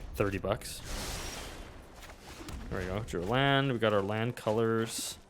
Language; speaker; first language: English; native; English